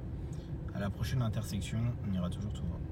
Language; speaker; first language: French; native; French